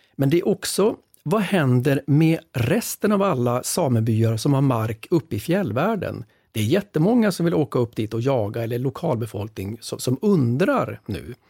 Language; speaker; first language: Swedish; native; Swedish